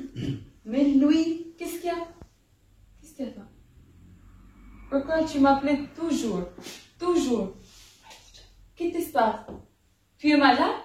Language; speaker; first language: French; non-native, learner; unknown